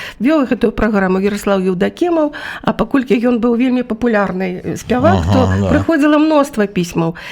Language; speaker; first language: Belarusian; native; Belarusian